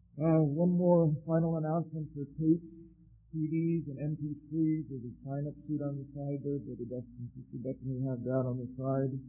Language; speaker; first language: English; native; English